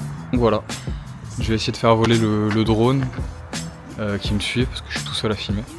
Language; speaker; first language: French; native; French